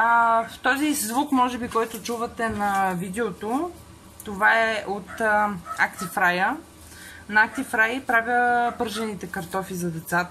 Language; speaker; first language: Bulgarian; native; Bulgarian